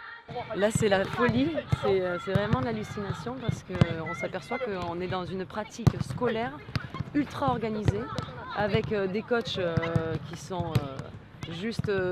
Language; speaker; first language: French; native; French